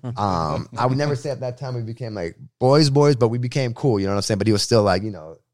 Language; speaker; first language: English; native; English